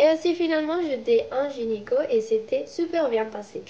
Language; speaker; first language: French; non-native, fluent; Spanish